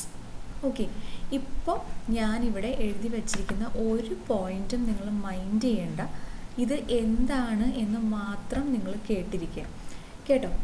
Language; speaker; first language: Malayalam; native; Malayalam